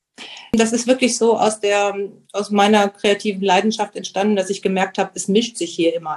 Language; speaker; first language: German; native; German